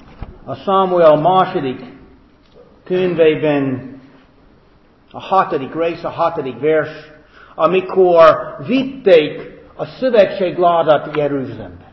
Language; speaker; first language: Hungarian; non-native, fluent; English